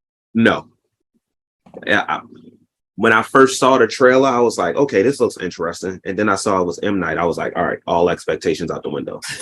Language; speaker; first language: English; native; English